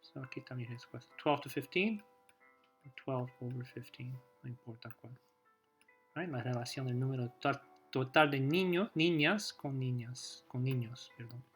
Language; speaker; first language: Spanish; non-native, fluent; English